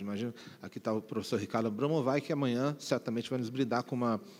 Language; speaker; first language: Portuguese; native; Portuguese